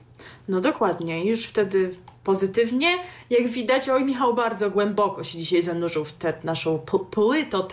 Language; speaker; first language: Polish; native; Polish